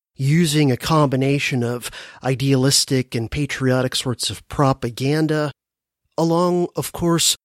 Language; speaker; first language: English; native; English